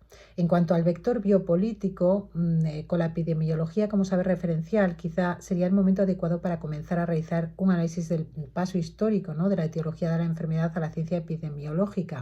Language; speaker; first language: Spanish; native; Spanish